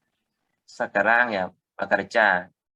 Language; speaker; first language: Indonesian; non-native, learner; Khmer